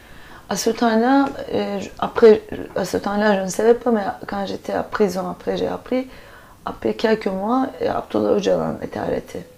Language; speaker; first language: French; non-native, fluent; Turkish